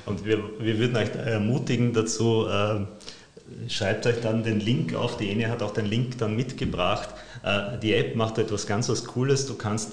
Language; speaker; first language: German; native; German